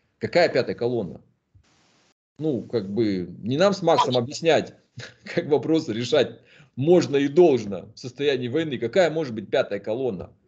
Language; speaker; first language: Russian; native; Russian